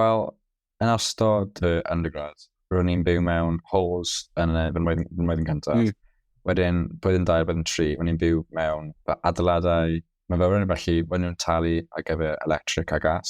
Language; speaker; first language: Welsh; non-native, local second language; English